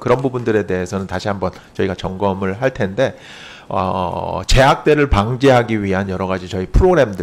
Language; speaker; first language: Korean; native; Korean